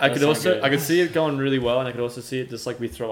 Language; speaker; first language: English; native; English